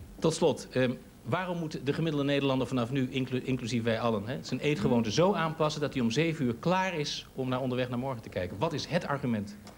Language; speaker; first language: Dutch; native; Dutch